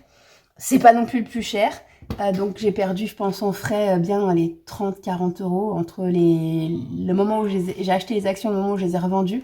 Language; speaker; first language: French; native; French